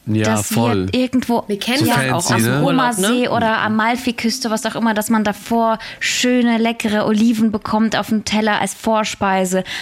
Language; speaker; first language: German; early bilingual, other home language; Russian